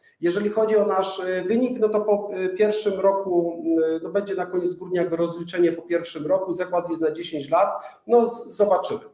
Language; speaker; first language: Polish; native; Polish